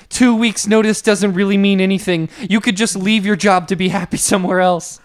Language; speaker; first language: English; native; English